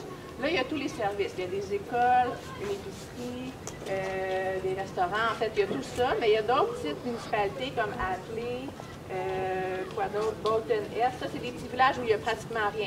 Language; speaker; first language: French; native; French